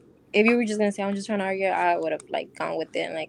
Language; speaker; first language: English; native; English